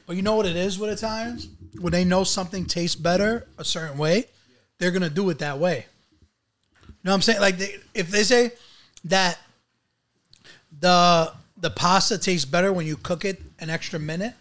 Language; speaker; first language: English; early bilingual, other home language; Italian